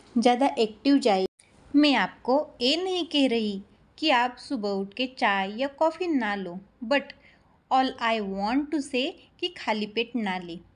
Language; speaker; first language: Hindi; non-native, local second language; Marathi